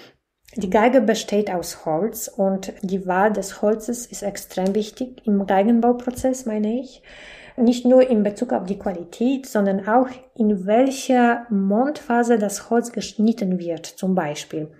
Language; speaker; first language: German; non-native, fluent; Polish